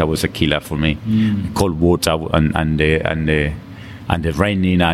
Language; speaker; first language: English; non-native, fluent; Spanish